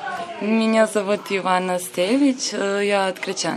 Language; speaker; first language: Russian; non-native, learner; Serbian